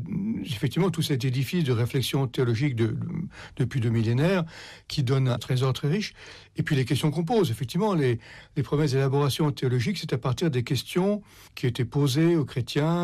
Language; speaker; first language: French; native; French